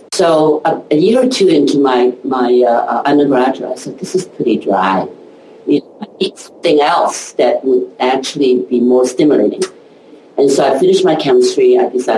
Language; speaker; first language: English; non-native, local second language; Cantonese